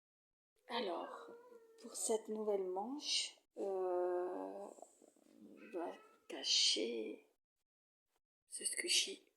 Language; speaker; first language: French; native; French